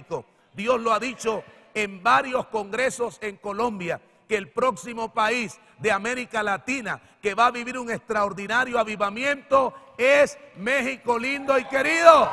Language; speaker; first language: Spanish; native; Spanish